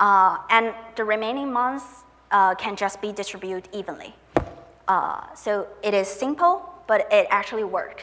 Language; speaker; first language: English; non-native, fluent; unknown